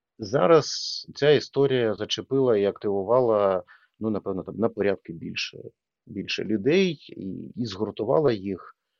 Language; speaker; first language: Ukrainian; non-native, local second language; Russian